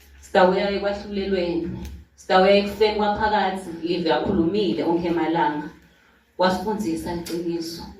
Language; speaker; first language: Zulu; non-native, local second language; Swati